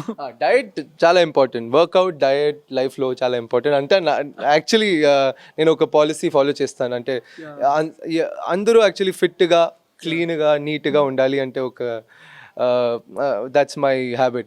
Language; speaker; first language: Telugu; non-native, fluent; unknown